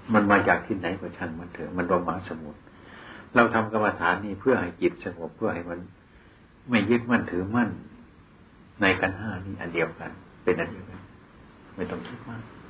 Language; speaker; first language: Thai; non-native, local second language; Northeastern Thai